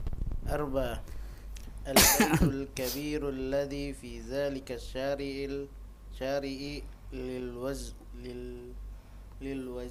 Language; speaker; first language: Arabic; non-native, learner; Indonesian